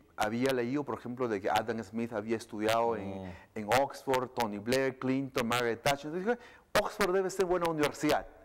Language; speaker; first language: Spanish; non-native, local second language; Shipibo-Conibo